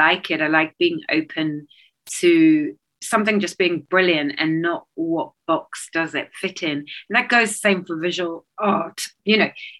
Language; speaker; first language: English; native; English